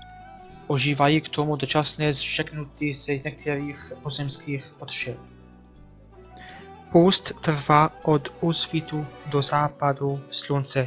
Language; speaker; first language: Czech; non-native, learner; Arabic